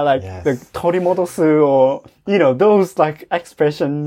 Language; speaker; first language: English; non-native, fluent; Japanese